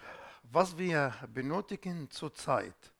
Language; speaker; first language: German; non-native, fluent; Arabic